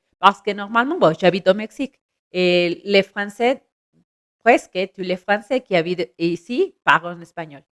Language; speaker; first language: French; non-native, learner; Spanish